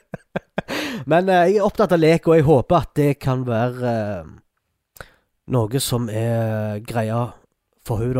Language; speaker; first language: Norwegian; early bilingual, other home language; Arabic